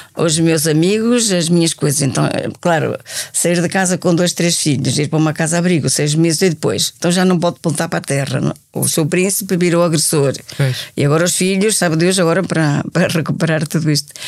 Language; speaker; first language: Portuguese; native; Portuguese